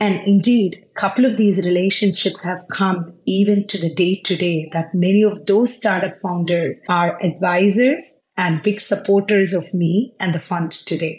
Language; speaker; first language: English; non-native, local second language; Tamil